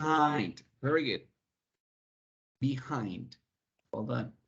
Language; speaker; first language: English; non-native, fluent; Spanish